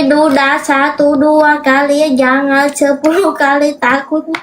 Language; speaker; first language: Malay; non-native, learner; Vietnamese